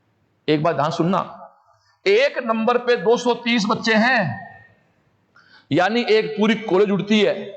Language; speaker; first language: Hindi; native; Hindi